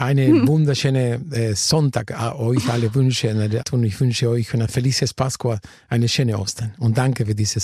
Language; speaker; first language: German; non-native, fluent; Spanish